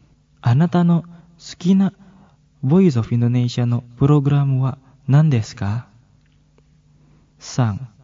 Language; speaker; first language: Japanese; non-native, fluent; Indonesian